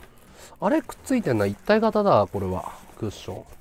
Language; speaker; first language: Japanese; native; Japanese